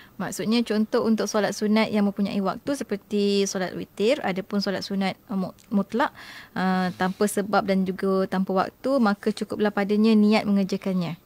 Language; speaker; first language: Malay; native; Malay